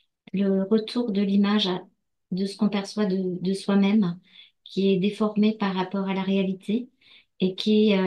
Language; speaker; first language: French; native; French